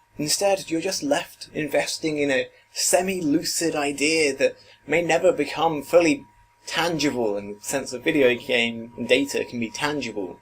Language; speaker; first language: English; native; English